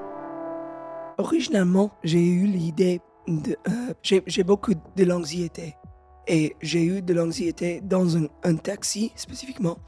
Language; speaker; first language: French; non-native, learner; English